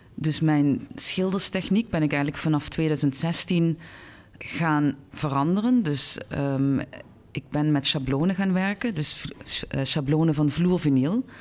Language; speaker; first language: Dutch; native; Dutch